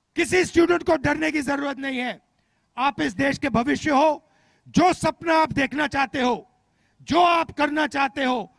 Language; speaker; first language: Hindi; native; Hindi